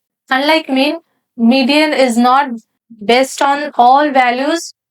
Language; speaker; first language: English; non-native, local second language; Bangla